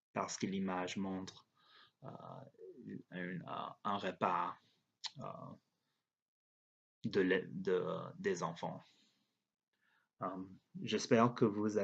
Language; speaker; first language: French; non-native, learner; English